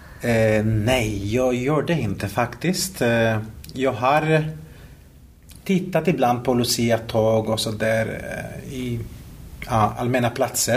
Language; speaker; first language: Swedish; non-native, fluent; Spanish